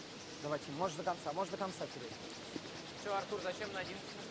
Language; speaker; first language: Russian; native; Russian